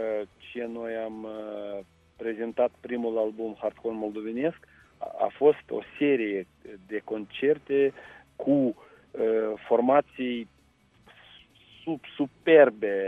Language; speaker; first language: Romanian; non-native, local second language; Russian